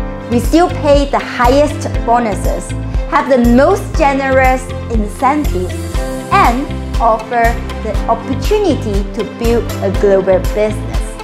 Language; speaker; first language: English; non-native, local second language; Chinese